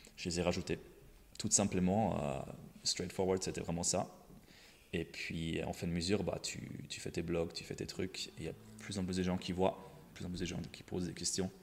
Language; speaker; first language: French; non-native, fluent; German